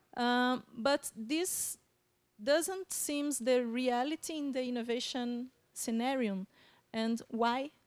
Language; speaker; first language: English; non-native, fluent; Portuguese